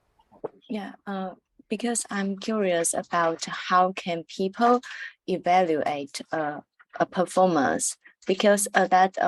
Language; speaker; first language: English; non-native, learner; Chinese